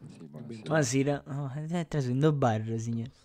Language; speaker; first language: Italian; native; Italian